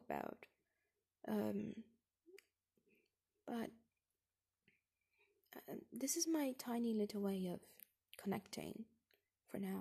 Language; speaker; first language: English; non-native, fluent; Portuguese